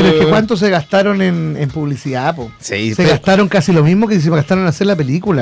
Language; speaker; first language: Spanish; native; Spanish